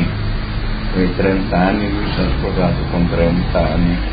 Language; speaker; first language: Italian; early bilingual, heritage; Portuguese